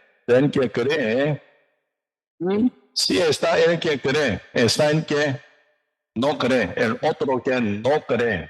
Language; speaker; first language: Spanish; non-native, learner; Korean